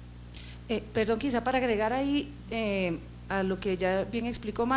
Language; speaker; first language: Spanish; native; Spanish